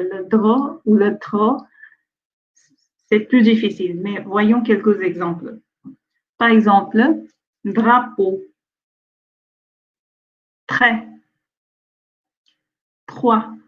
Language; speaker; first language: French; non-native, fluent; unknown